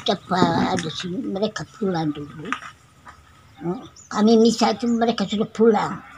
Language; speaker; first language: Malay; non-native, local second language; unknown